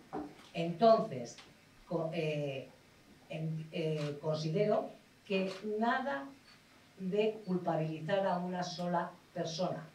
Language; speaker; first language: Spanish; native; Spanish